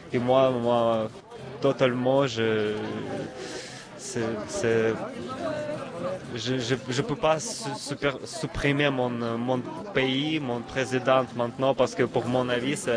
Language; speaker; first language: French; non-native, learner; Russian